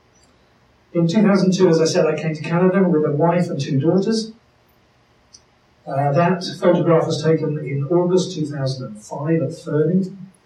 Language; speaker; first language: English; native; English